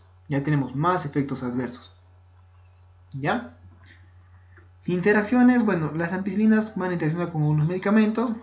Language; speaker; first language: Spanish; native; Spanish